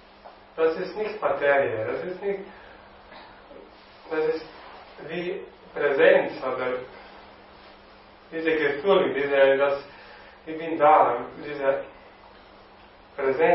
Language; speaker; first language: German; non-native, learner; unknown